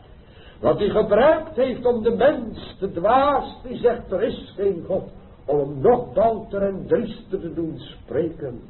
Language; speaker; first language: Dutch; native; Dutch